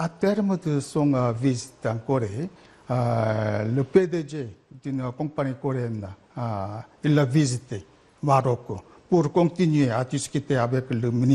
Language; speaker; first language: French; non-native, learner; Korean